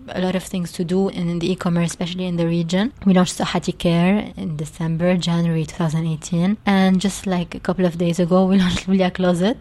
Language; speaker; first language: English; non-native, fluent; Arabic